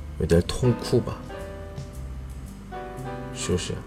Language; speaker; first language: Chinese; non-native, learner; Korean